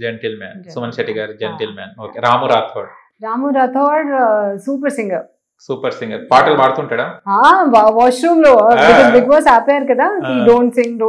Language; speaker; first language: Telugu; non-native, learner; Hindi